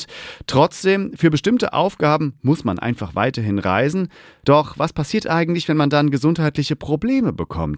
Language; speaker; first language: German; native; German